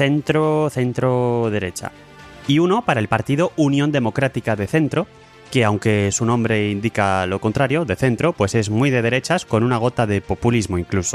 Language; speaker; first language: Spanish; native; Spanish